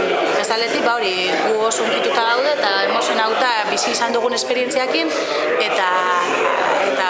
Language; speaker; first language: Basque; native; Basque